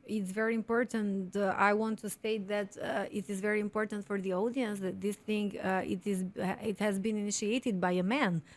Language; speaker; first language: English; non-native, fluent; Albanian